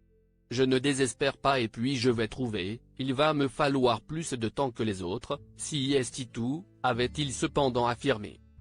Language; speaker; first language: French; native; French